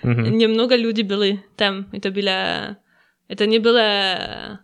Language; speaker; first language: Russian; non-native, learner; French